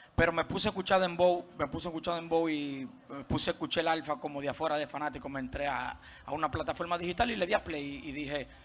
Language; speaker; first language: Spanish; native; Spanish